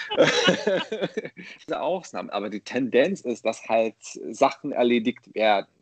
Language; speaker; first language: German; non-native, fluent; Bosnian